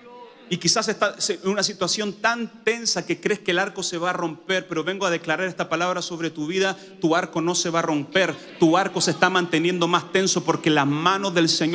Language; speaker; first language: Spanish; native; Spanish